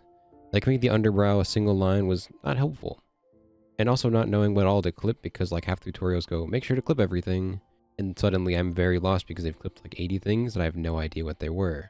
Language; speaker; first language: English; native; English